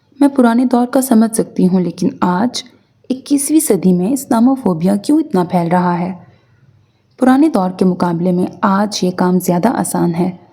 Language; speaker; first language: Urdu; native; Urdu